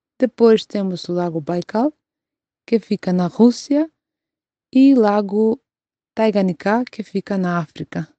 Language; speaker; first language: Portuguese; non-native, fluent; Macedonian